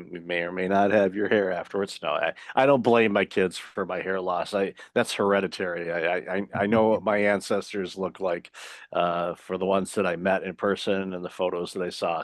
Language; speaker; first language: English; native; English